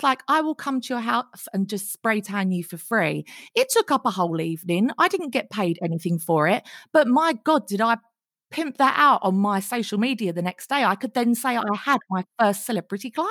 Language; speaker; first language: English; native; English